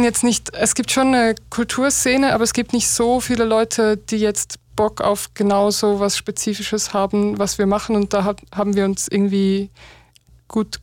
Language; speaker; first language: German; native; German